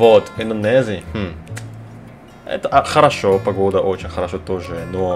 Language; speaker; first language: Russian; non-native, learner; Indonesian